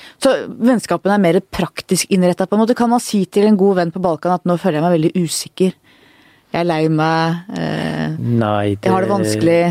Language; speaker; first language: Norwegian; native; Norwegian